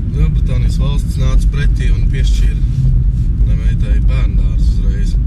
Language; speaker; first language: Latvian; native; Latvian